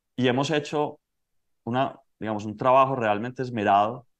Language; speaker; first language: Spanish; native; Spanish